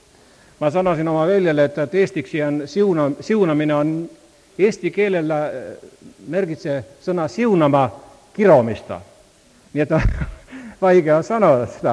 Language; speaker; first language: Finnish; non-native, learner; Estonian